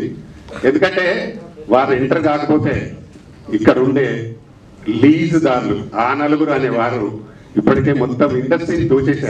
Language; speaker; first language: Telugu; native; Telugu